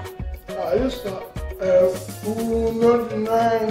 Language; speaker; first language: Italian; non-native, learner; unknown